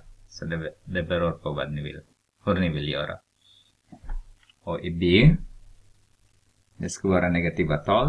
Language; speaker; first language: Swedish; non-native, fluent; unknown